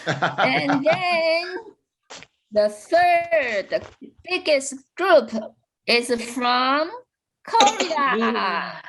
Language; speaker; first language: English; non-native, fluent; Chinese